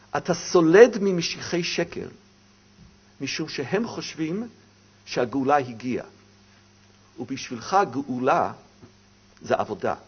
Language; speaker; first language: Hebrew; non-native, fluent; English